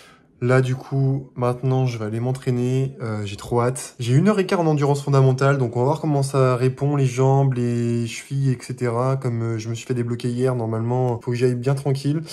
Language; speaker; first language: French; native; French